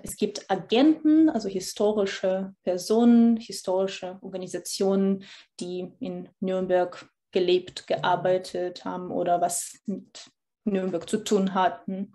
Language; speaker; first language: German; non-native, fluent; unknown